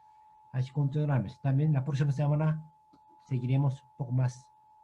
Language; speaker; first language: Spanish; non-native, fluent; Korean